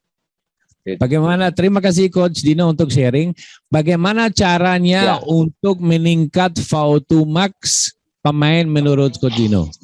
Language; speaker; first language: Indonesian; non-native, learner; German